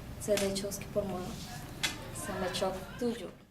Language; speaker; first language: French; non-native, learner; Spanish